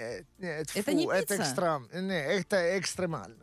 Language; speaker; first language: Russian; non-native, learner; Italian